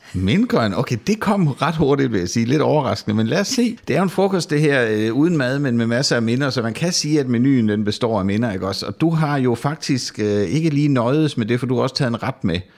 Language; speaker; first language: Danish; native; Danish